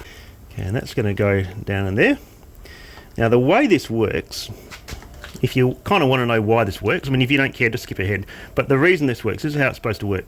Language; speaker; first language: English; native; English